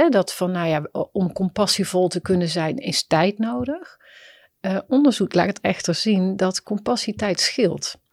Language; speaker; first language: Dutch; native; Dutch